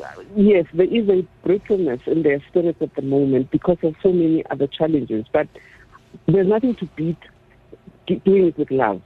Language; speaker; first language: English; non-native, local second language; Zulu